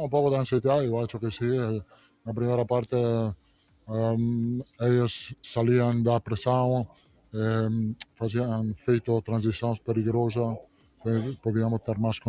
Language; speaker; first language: Portuguese; non-native, learner; Spanish